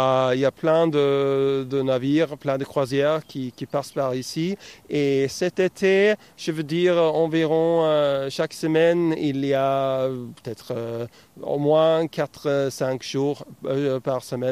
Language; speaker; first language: French; non-native, fluent; Norwegian